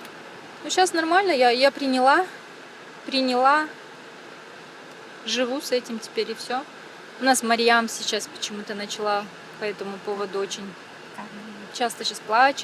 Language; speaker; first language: Russian; native; Russian